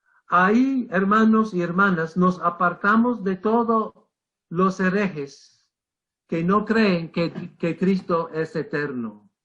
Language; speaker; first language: Spanish; non-native, fluent; English